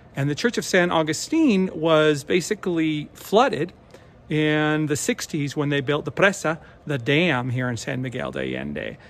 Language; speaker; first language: English; native; English